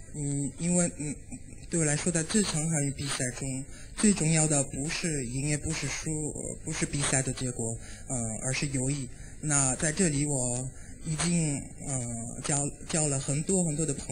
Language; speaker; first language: Chinese; non-native, fluent; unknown